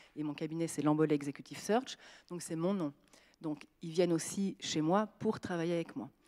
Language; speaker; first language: French; native; French